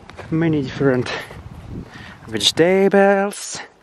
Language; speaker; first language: English; non-native, learner; Russian